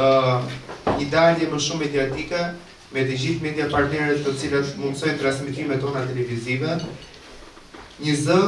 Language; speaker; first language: Albanian; native; Albanian